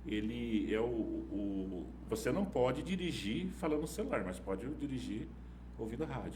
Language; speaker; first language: Portuguese; native; Portuguese